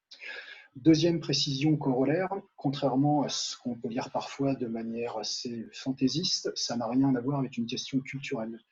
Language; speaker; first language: French; native; French